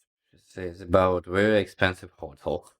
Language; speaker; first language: English; non-native, learner; Ukrainian